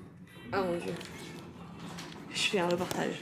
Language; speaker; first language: French; native; French